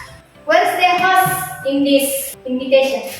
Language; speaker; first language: English; non-native, fluent; Indonesian